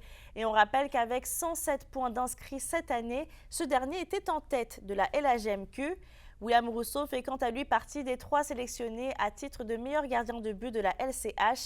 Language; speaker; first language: French; native; French